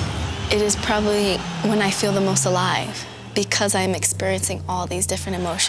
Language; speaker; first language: English; native; English